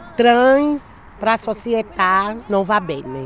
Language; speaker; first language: Italian; non-native, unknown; Portuguese